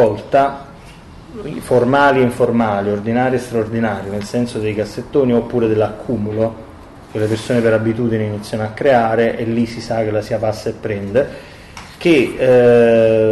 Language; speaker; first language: Italian; native; Italian